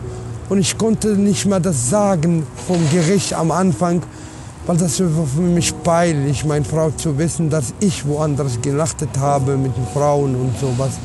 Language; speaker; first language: German; non-native, learner; Arabic